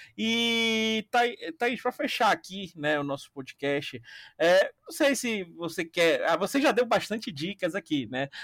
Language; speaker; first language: Portuguese; native; Portuguese